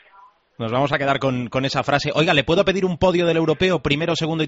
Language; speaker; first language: Spanish; native; Spanish